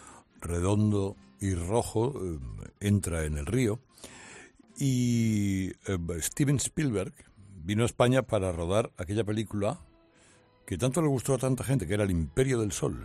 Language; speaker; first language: Spanish; native; Spanish